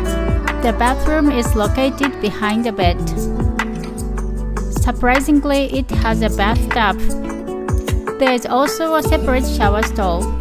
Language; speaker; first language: English; non-native, learner; Japanese